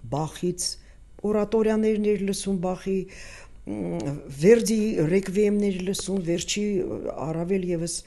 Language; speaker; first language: Armenian; native; Armenian